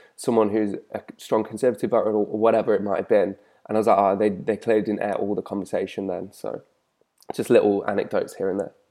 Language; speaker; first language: English; native; English